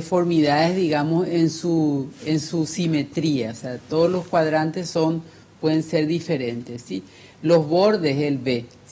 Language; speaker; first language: Spanish; native; Spanish